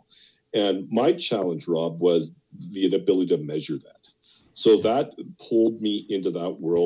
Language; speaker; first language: English; native; English